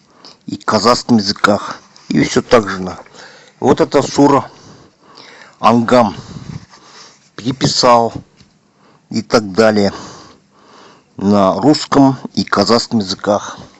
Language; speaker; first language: Russian; non-native, local second language; Kazakh